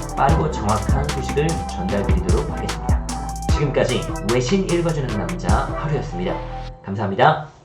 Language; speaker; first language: Korean; native; Korean